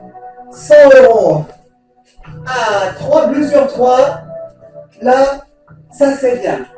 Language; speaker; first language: French; native; French